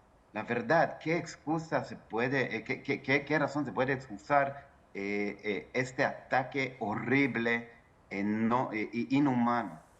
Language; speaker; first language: Spanish; non-native, fluent; Hebrew